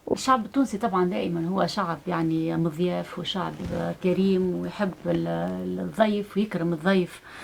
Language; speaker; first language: Arabic; native; Arabic